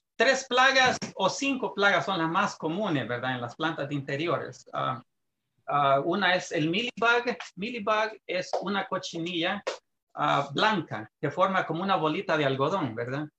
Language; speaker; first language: Spanish; native; Spanish